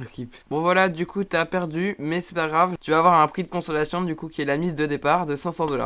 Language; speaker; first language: French; native; French